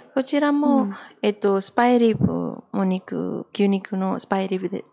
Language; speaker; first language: Japanese; non-native, fluent; Indonesian